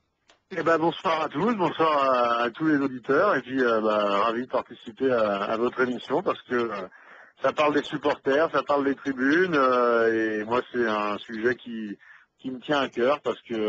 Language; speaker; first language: French; native; French